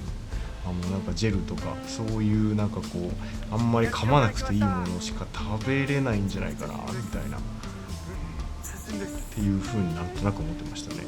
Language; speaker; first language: Japanese; native; Japanese